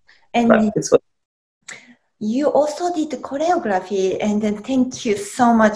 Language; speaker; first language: English; non-native, learner; Japanese